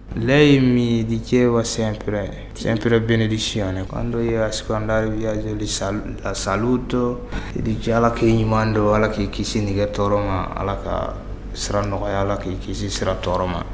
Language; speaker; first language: Italian; non-native, fluent; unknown